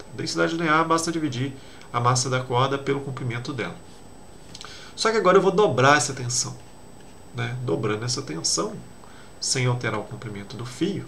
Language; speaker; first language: Portuguese; native; Portuguese